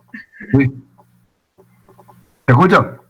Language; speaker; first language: Spanish; native; Spanish